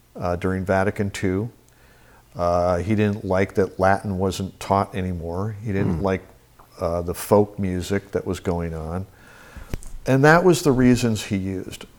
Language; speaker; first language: English; native; English